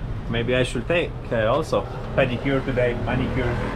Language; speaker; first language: English; non-native, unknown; Polish